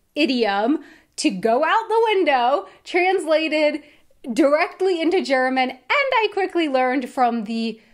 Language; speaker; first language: English; native; English